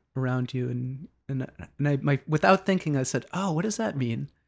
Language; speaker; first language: English; native; English